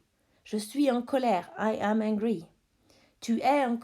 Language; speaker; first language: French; non-native, fluent; English